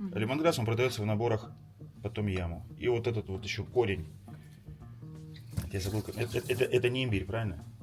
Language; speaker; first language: Russian; native; Russian